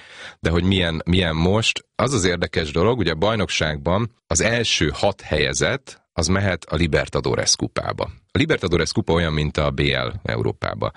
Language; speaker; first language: Hungarian; native; Hungarian